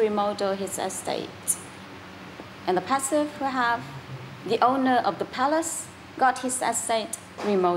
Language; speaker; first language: English; non-native, fluent; Vietnamese